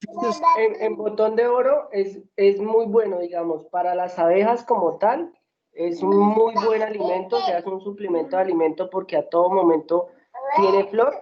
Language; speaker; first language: Spanish; native; Spanish